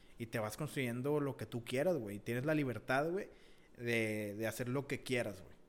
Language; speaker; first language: Spanish; early bilingual, heritage; Spanish